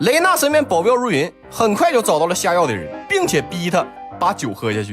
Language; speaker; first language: Chinese; native; Chinese